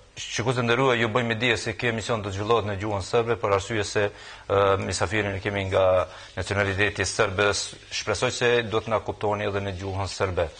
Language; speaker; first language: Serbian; non-native, local second language; Albanian